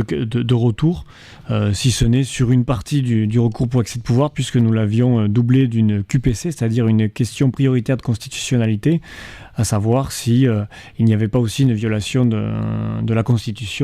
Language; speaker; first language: French; native; French